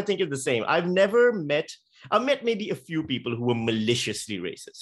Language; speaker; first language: English; non-native, local second language; Urdu